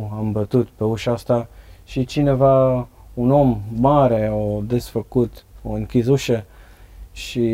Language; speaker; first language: Romanian; non-native, learner; Dutch